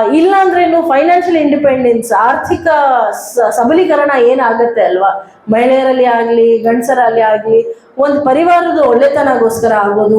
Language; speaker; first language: Kannada; non-native, local second language; Urdu